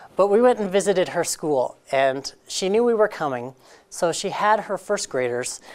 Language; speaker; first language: English; native; English